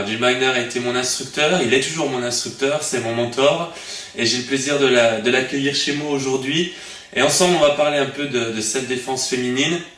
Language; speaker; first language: French; native; French